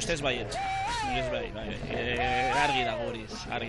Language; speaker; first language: Basque; non-native, local second language; Spanish